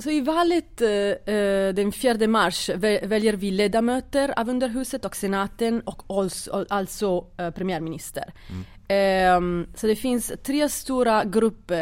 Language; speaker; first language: Swedish; non-native, fluent; Italian